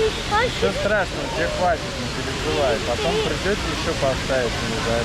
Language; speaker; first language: Russian; native; Russian